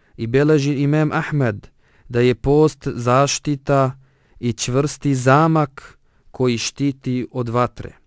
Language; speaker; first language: Bosnian; non-native, fluent; Arabic